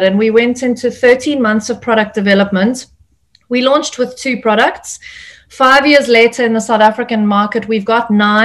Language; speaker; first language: English; native; English